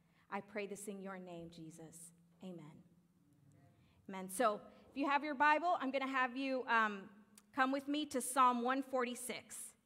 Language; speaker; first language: English; early bilingual, other home language; Spanish